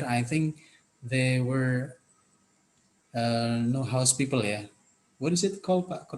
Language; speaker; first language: English; non-native, fluent; Indonesian